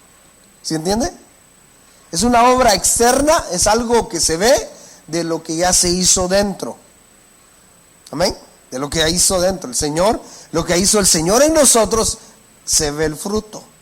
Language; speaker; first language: Spanish; native; Spanish